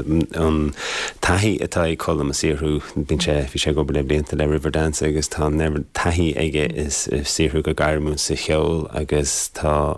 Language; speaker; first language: Irish; native; Irish